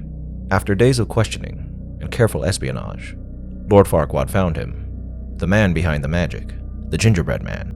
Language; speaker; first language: English; native; English